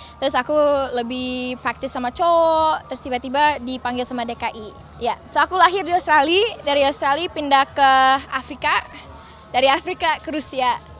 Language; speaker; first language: Indonesian; early bilingual, other home language; English